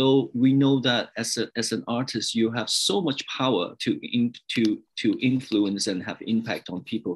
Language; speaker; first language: English; non-native, local second language; Cantonese